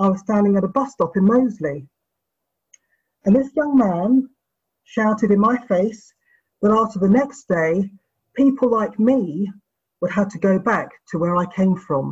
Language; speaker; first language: English; native; English